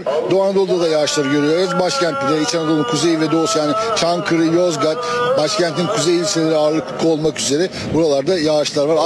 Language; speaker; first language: Turkish; native; Turkish